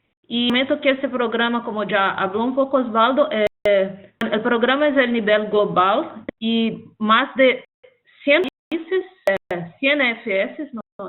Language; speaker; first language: Spanish; non-native, fluent; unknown